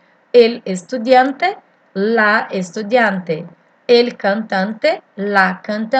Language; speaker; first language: Spanish; non-native, fluent; Portuguese